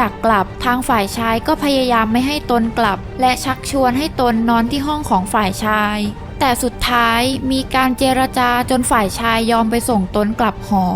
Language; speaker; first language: Thai; native; Thai